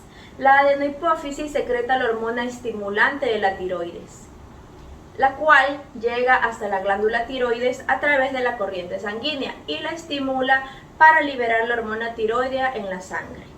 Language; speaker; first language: Spanish; native; Spanish